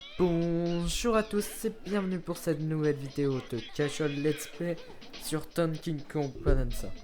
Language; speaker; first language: French; native; French